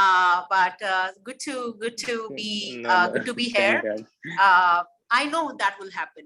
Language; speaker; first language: English; non-native, local second language; Hindi